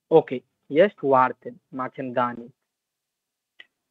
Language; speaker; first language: German; non-native, learner; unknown